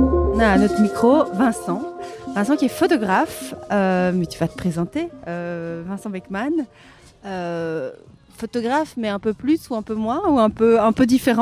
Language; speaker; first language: French; native; French